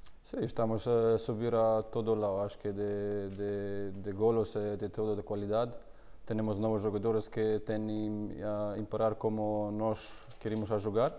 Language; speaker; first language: Portuguese; non-native, learner; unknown